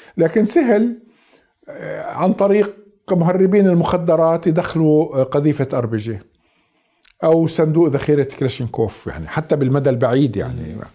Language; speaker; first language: Arabic; native; Arabic